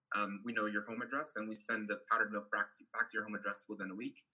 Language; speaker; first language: English; non-native, fluent; Portuguese